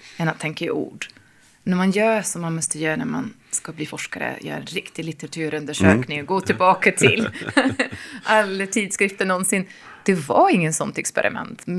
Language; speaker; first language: Swedish; non-native, fluent; English